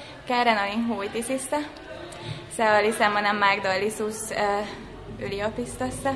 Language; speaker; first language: Finnish; non-native, fluent; Hungarian